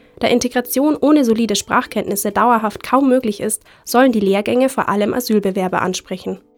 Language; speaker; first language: German; native; German